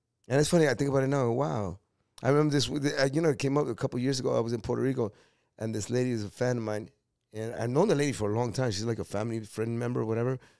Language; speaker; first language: English; early bilingual, other home language; Spanish